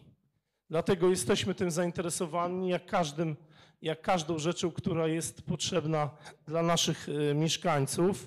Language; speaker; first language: Polish; native; Polish